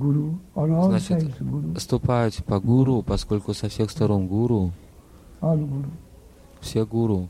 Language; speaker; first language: Russian; native; Russian